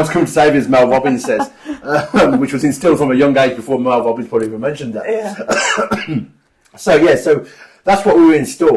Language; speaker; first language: English; native; English